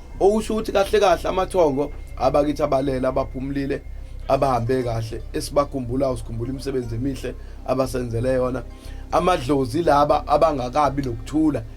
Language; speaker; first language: Zulu; native; Zulu